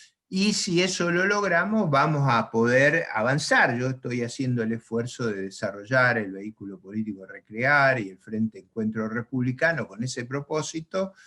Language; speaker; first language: Spanish; native; Spanish